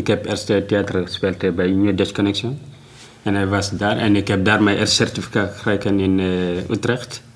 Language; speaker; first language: Dutch; non-native, learner; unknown